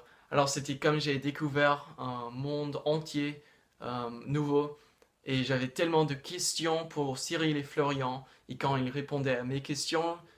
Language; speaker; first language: French; non-native, fluent; English